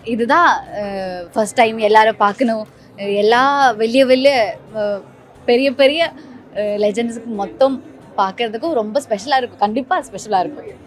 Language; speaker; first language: Tamil; non-native, learner; Malayalam